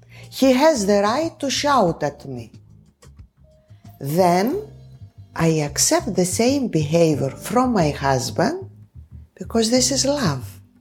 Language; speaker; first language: English; non-native, fluent; Greek